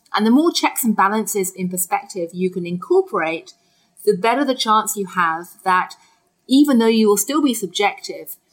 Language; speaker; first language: English; native; English